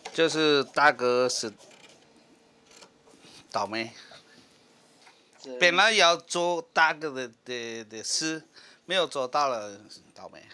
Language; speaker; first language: Chinese; non-native, learner; Spanish